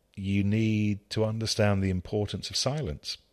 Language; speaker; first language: English; native; English